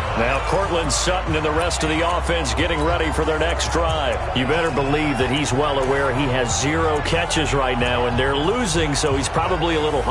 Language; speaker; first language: English; native; English